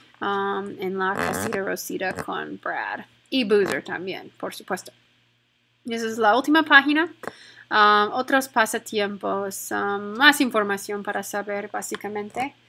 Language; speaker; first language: Spanish; non-native, fluent; English